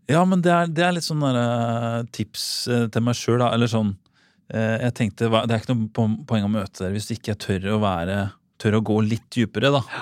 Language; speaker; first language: Norwegian; native; Norwegian